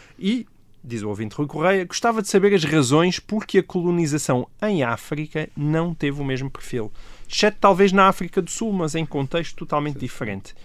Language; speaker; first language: Portuguese; native; Portuguese